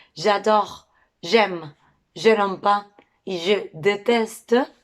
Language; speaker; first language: French; non-native, fluent; Spanish